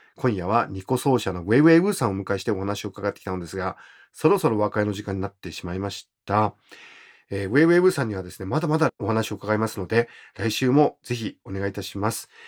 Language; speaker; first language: Japanese; native; Japanese